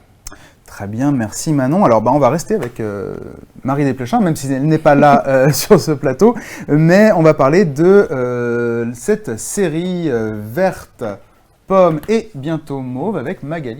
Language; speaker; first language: French; native; French